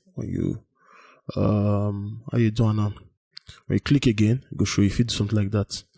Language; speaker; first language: Nigerian Pidgin; native; Nigerian Pidgin